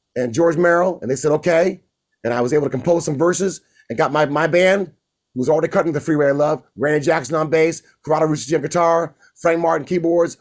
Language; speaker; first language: English; native; English